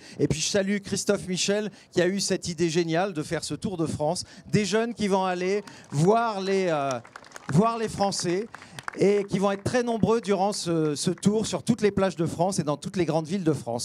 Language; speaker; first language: French; native; French